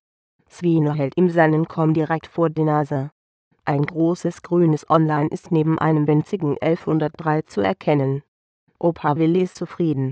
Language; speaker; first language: German; native; German